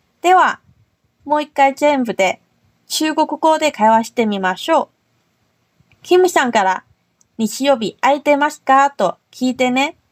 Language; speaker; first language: Japanese; non-native, fluent; Chinese